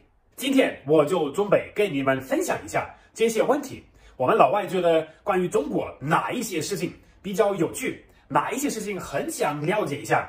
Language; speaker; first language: Chinese; non-native, fluent; German